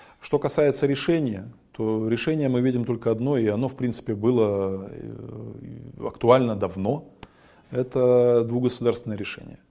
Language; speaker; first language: Russian; native; Russian